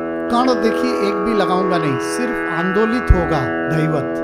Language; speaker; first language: Hindi; native; Hindi